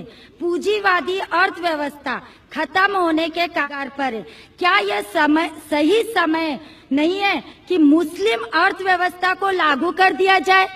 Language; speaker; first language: Hindi; non-native, local second language; Marathi